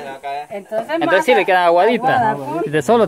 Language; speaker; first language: Spanish; native; Spanish